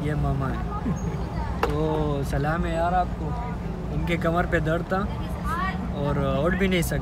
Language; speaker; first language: Urdu; native; Urdu